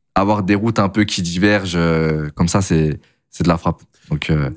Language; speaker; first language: French; native; French